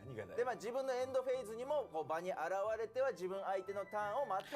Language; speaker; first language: Japanese; native; Japanese